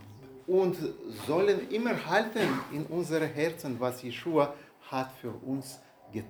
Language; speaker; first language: German; non-native, learner; Russian